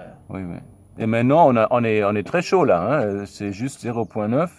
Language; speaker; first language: French; non-native, fluent; German